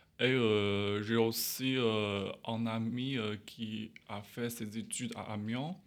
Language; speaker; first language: French; non-native, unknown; Chinese